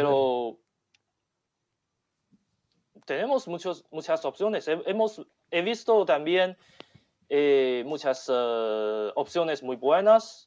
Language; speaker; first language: Spanish; non-native, learner; Chinese